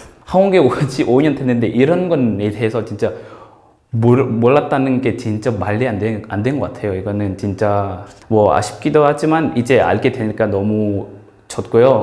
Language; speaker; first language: Korean; non-native, fluent; Lao